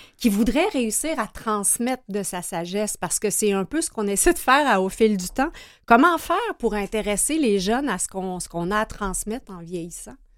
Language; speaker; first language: French; native; French